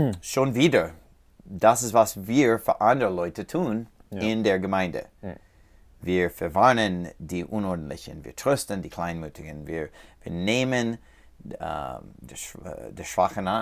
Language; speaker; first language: German; non-native, learner; English